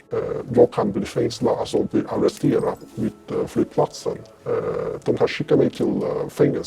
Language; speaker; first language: Swedish; non-native, fluent; Cantonese